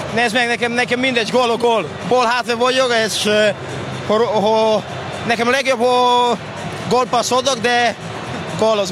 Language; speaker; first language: Hungarian; non-native, learner; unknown